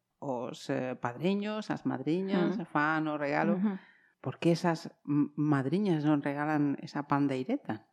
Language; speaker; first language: Galician; native; Galician